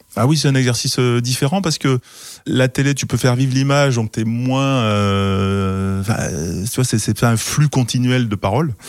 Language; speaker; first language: French; native; French